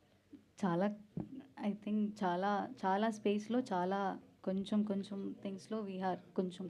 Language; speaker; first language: Telugu; non-native, learner; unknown